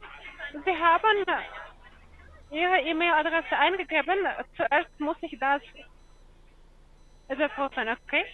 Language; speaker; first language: German; non-native, learner; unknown